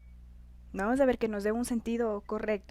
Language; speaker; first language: Spanish; native; Spanish